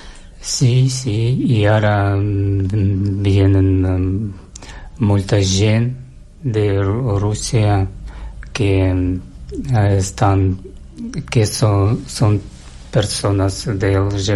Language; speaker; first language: Catalan; non-native, learner; Russian